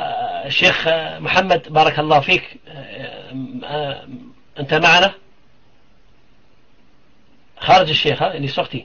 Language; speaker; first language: Arabic; non-native, fluent; French